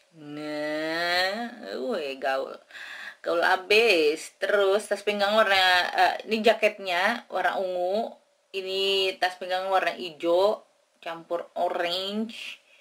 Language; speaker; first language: Indonesian; native; Indonesian